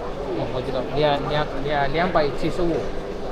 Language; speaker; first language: Chinese; non-native, learner; Amharic